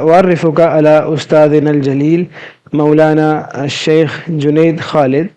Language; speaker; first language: Arabic; non-native, fluent; Urdu